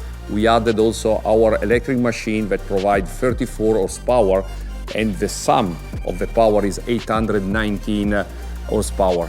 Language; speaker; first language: English; non-native, fluent; Italian